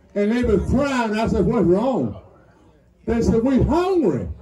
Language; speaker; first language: English; native; English